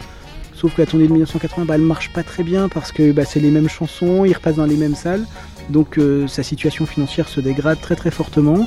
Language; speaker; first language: French; native; French